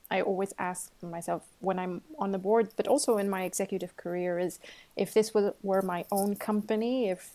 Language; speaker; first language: English; non-native, fluent; Portuguese